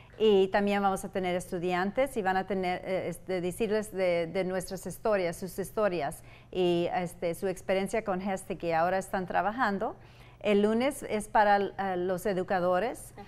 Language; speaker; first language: Spanish; early bilingual, heritage; Spanish